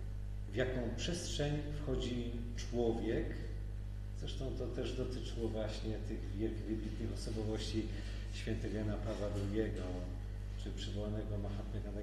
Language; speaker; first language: Polish; native; Polish